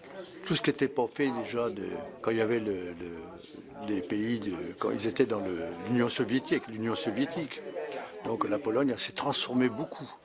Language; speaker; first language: French; non-native, fluent; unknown